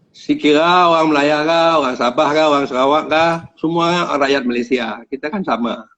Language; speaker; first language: Malay; native; Malay